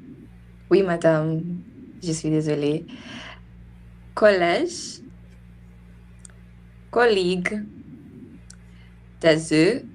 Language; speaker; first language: French; non-native, learner; English